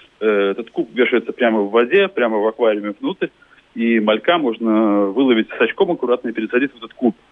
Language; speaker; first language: Russian; native; Russian